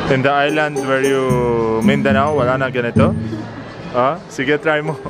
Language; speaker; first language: Filipino; non-native, learner; Arabic